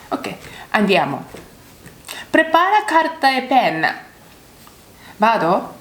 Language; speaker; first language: Italian; non-native, learner; Japanese